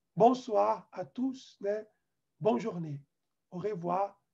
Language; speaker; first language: French; non-native, learner; Portuguese